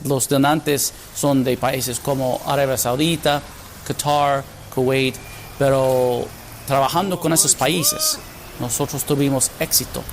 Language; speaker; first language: Spanish; non-native, fluent; English